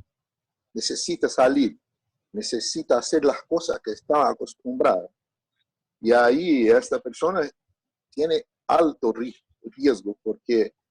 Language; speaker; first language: Spanish; non-native, fluent; Portuguese